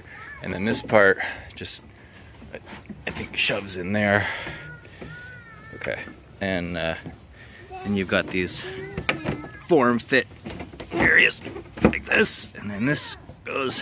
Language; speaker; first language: English; native; English